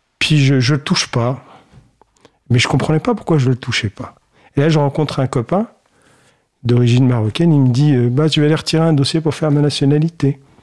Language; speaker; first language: French; early bilingual, other home language; Kabyle